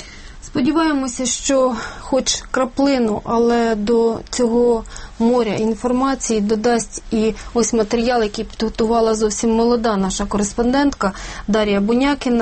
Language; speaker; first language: Ukrainian; native; Ukrainian